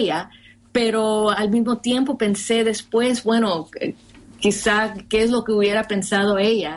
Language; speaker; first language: Spanish; early bilingual, heritage; Spanish